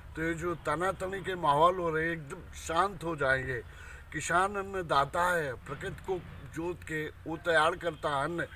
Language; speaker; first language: Hindi; native; Hindi